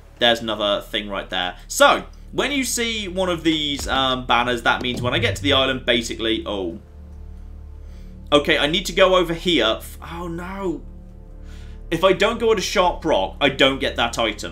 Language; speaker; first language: English; native; English